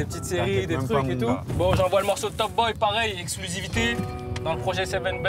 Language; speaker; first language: French; native; French